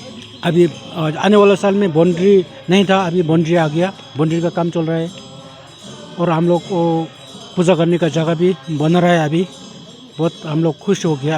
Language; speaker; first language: Hindi; non-native, learner; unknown